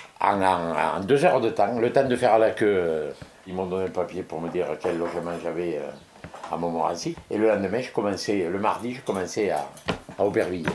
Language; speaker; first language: French; native; French